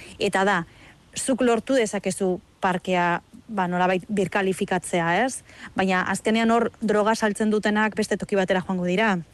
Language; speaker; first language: Basque; native; Basque